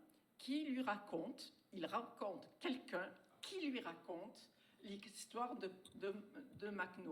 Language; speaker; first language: French; native; French